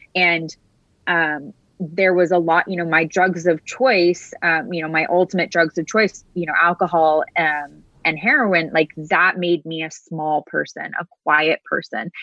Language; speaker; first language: English; native; English